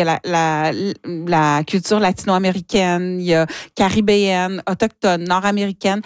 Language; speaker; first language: French; native; French